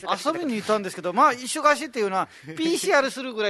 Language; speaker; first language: Japanese; non-native, fluent; Nepali